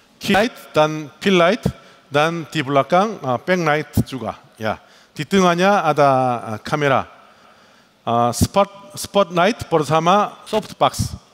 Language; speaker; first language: Indonesian; non-native, learner; Korean